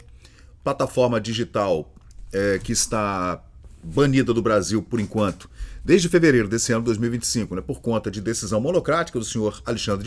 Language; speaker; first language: Portuguese; native; Portuguese